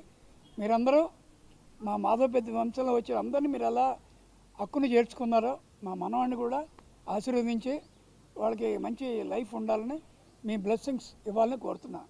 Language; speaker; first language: Telugu; native; Telugu